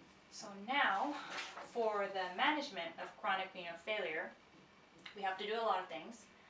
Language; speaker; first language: English; non-native, fluent; Japanese